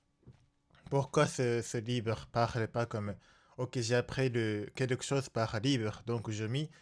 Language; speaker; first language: French; non-native, learner; Japanese